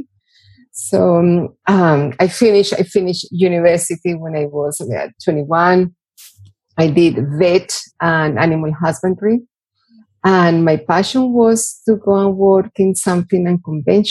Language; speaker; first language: English; non-native, fluent; Spanish